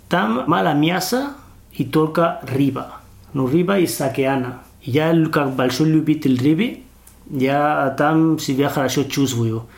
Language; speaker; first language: Russian; non-native, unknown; Spanish